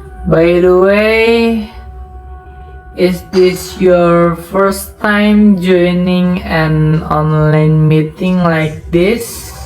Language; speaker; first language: English; non-native, learner; Indonesian